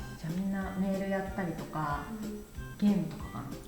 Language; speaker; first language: Japanese; native; Japanese